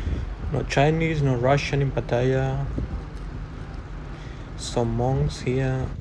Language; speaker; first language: English; non-native, learner; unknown